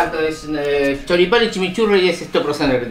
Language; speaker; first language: Polish; non-native, learner; Spanish